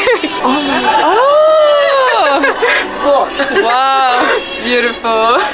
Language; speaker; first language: English; non-native, fluent; Russian